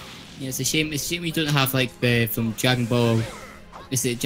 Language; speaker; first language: English; native; English